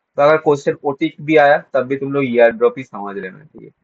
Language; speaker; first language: Hindi; non-native, local second language; Bangla